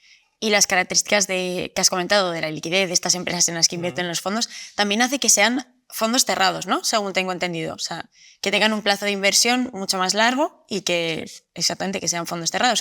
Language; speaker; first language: Spanish; native; Spanish